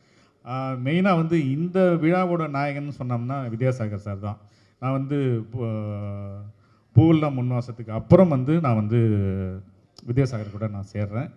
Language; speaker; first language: Tamil; native; Tamil